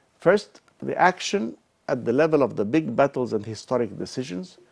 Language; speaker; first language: English; non-native, fluent; Arabic